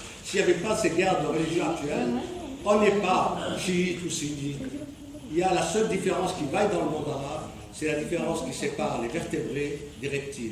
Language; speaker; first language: French; native; French